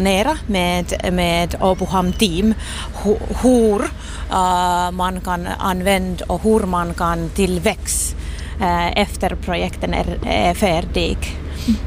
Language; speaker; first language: Swedish; non-native, local second language; Finnish